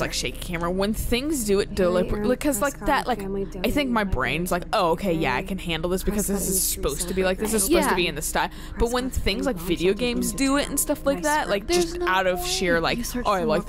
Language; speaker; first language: English; native; English